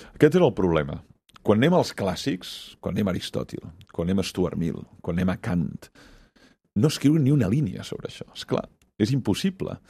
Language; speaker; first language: Catalan; native; Catalan